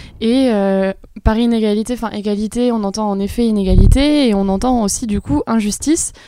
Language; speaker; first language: French; native; French